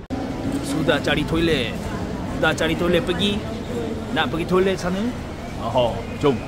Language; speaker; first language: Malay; non-native, fluent; Korean